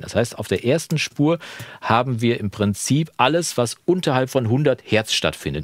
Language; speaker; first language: German; native; German